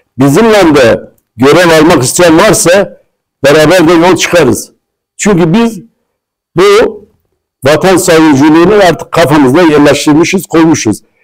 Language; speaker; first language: Turkish; non-native, local second language; Kurdish